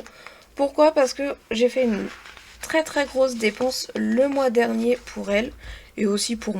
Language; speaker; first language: French; native; French